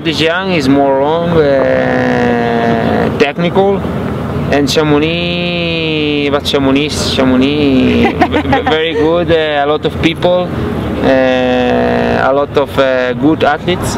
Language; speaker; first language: English; non-native, learner; Italian